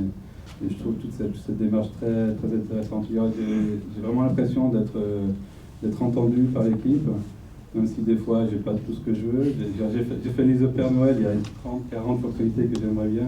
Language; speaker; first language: French; native; French